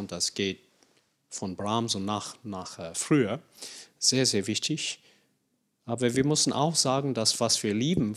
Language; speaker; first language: German; non-native, fluent; English